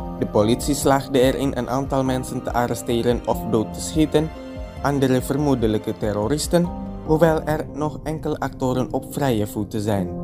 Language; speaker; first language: Dutch; non-native, fluent; Indonesian